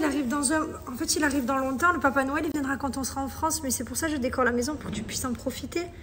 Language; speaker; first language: French; native; French